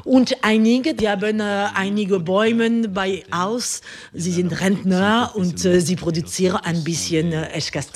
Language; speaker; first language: German; non-native, learner; French